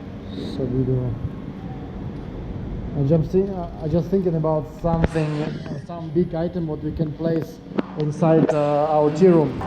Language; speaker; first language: English; non-native, learner; Russian